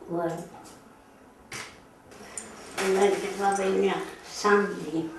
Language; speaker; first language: French; non-native, learner; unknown